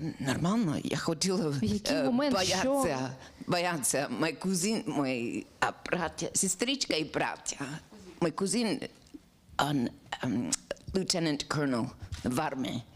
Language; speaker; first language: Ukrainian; non-native, learner; English